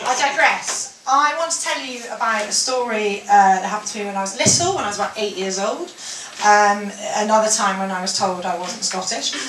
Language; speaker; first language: English; native; English